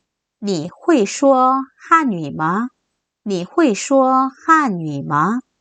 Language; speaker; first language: Chinese; non-native, fluent; Korean